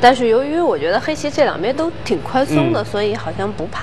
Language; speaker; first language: Chinese; native; Chinese